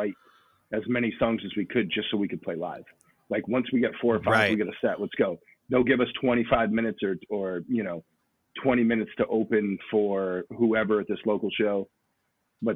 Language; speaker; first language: English; native; English